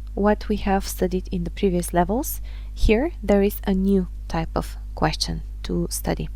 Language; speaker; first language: English; non-native, fluent; Bulgarian